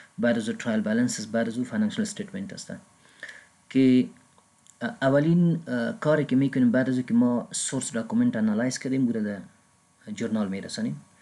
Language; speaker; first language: Persian; non-native, local second language; Pashto